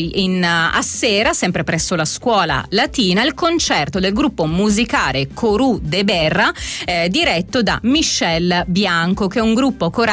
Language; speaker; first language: Italian; native; Italian